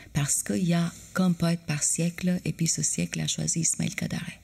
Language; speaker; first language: French; non-native, fluent; Albanian